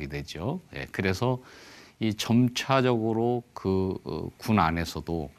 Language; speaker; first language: Korean; native; Korean